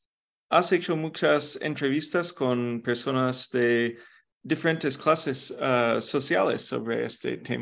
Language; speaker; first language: Spanish; non-native, fluent; English